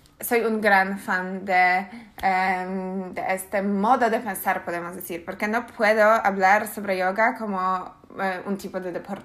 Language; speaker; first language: Spanish; non-native, learner; Polish